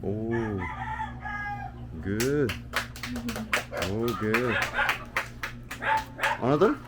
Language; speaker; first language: English; non-native, learner; Korean